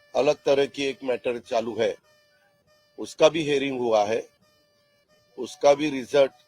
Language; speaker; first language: Hindi; non-native, local second language; Marathi